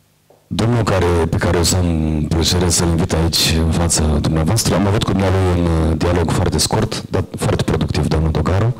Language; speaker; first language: Romanian; native; Romanian